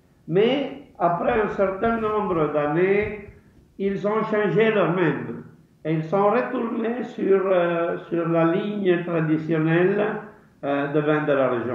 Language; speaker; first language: French; non-native, fluent; Italian